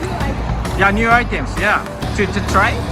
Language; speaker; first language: English; non-native, learner; Japanese